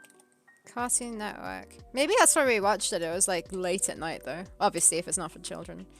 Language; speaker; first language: English; native; English